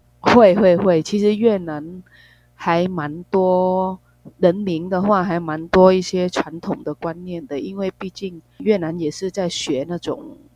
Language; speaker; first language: Chinese; non-native, fluent; Vietnamese